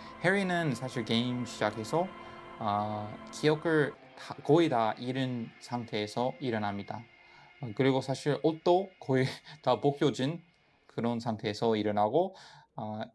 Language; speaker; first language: Korean; non-native, fluent; English